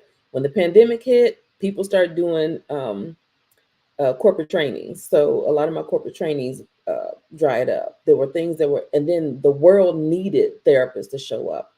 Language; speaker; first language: English; native; English